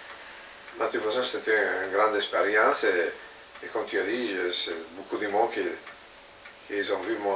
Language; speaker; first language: French; non-native, fluent; Italian